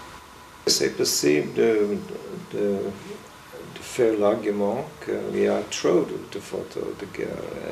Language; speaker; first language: French; non-native, fluent; English